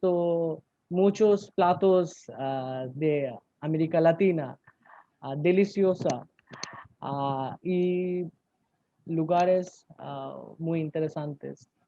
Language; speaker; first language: Spanish; non-native, learner; Bangla